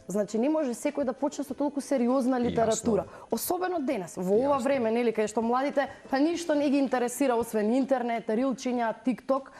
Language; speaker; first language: Macedonian; native; Macedonian